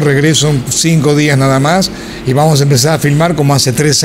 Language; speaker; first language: Spanish; native; Spanish